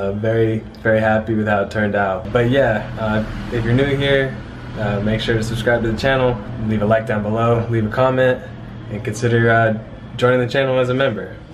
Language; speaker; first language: English; native; English